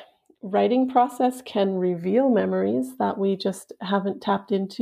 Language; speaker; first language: English; native; English